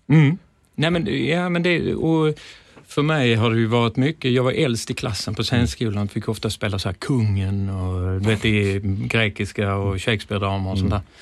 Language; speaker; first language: Swedish; native; Swedish